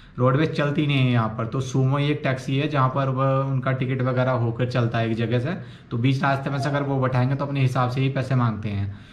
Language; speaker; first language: Hindi; native; Hindi